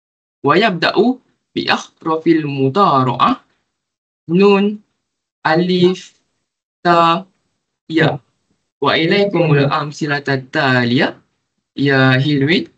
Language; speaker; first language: Arabic; non-native, learner; Malay